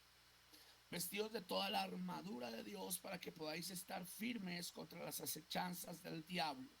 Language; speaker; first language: Spanish; native; Spanish